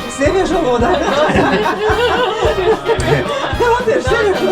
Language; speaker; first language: Latvian; native; Latvian